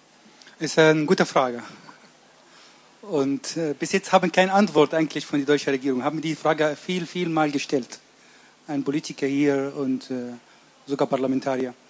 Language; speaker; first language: German; non-native, learner; Arabic